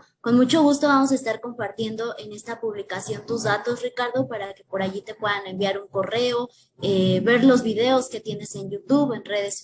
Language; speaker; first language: Spanish; native; Spanish